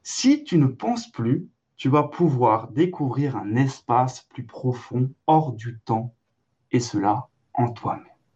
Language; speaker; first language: French; native; French